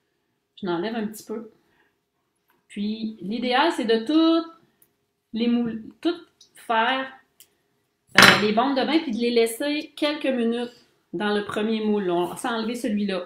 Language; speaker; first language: French; native; French